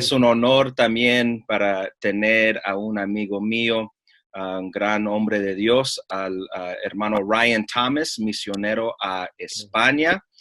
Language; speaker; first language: Spanish; early bilingual, heritage; Spanish